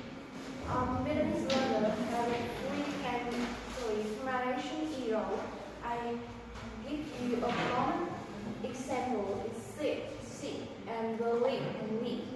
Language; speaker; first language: English; non-native, learner; Vietnamese